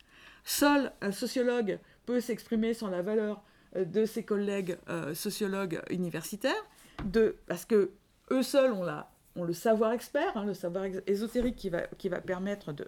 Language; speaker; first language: French; native; French